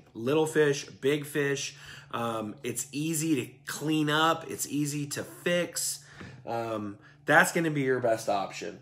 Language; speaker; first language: English; native; English